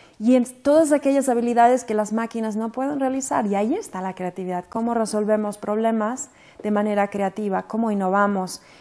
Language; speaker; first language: Spanish; native; Spanish